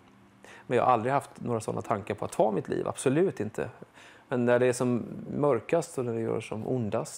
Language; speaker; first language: Swedish; native; Swedish